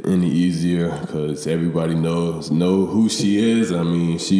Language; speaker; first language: English; native; English